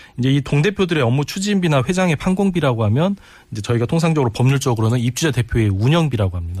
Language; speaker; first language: Korean; native; Korean